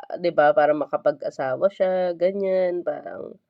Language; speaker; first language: Filipino; native; Filipino